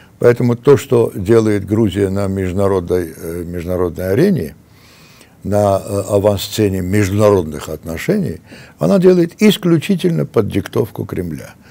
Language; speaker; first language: Russian; non-native, local second language; Armenian